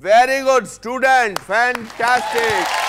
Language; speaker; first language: Hindi; native; Hindi